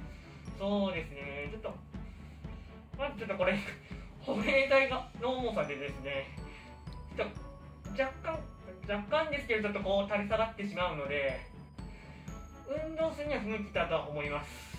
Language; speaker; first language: Japanese; native; Japanese